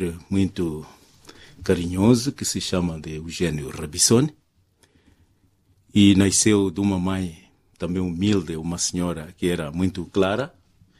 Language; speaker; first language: Portuguese; non-native, local second language; Makhuwa